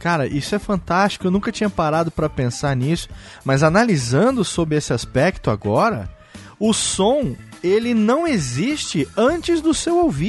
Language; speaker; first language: Portuguese; native; Portuguese